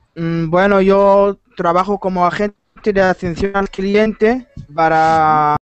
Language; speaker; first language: Spanish; non-native, fluent; Arabic